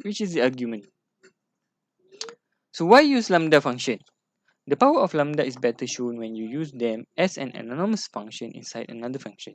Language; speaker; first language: English; non-native, local second language; Malay